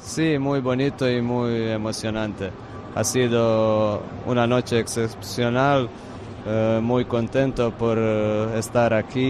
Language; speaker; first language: Spanish; non-native, fluent; Croatian